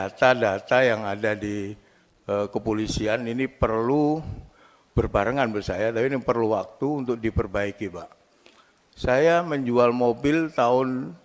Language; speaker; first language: Indonesian; native; Indonesian